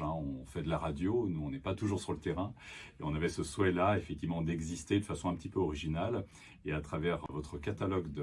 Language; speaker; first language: French; native; French